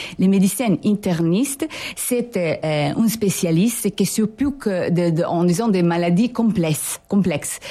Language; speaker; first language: French; non-native, fluent; Italian